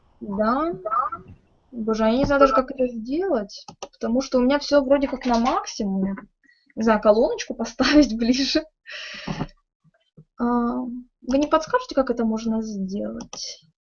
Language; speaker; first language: Russian; native; Russian